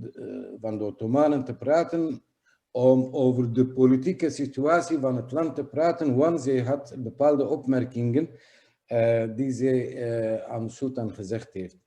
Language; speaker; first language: Dutch; non-native, fluent; Kurdish